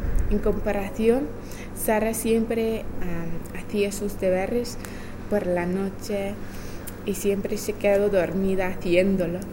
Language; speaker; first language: Spanish; non-native, fluent; English